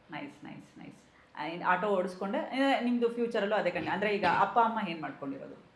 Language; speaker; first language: Kannada; native; Kannada